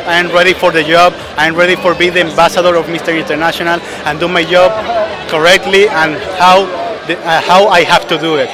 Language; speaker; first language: English; non-native, learner; Spanish